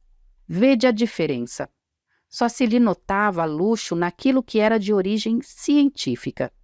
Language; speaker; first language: Portuguese; native; Portuguese